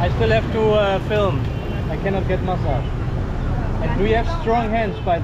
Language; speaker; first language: English; non-native, fluent; German